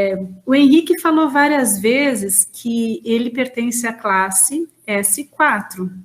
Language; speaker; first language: Portuguese; native; Portuguese